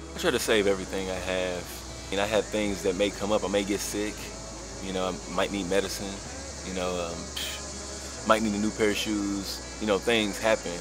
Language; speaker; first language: English; native; English